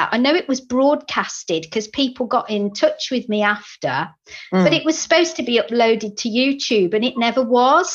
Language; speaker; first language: English; native; English